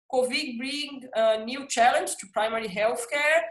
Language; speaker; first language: English; non-native, fluent; Portuguese